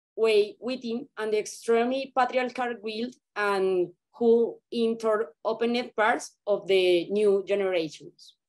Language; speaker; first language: English; non-native, learner; Spanish